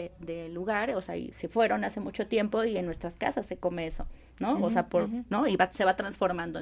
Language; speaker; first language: Spanish; native; Spanish